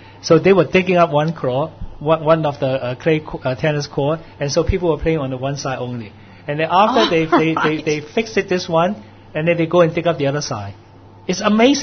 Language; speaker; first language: English; non-native, local second language; Cantonese